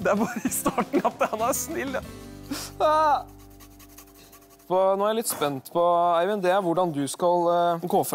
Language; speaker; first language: Norwegian; native; Norwegian